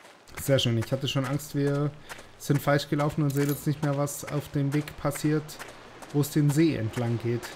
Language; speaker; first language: German; native; German